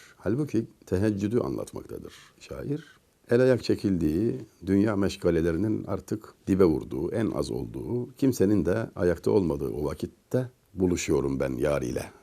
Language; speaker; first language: Turkish; native; Turkish